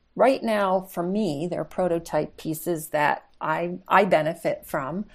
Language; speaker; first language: English; native; English